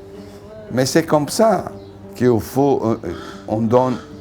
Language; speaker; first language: French; non-native, fluent; Italian